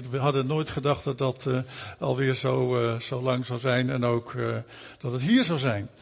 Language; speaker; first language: Dutch; native; Dutch